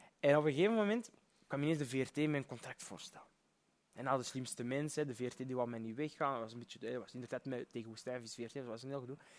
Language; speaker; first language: Dutch; early bilingual, other home language; Berber languages